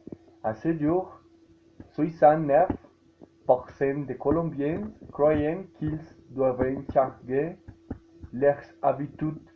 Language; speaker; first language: French; non-native, learner; Spanish